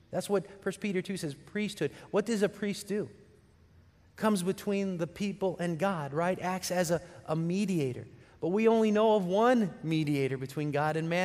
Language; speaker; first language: English; native; English